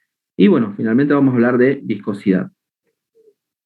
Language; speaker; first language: Spanish; native; Spanish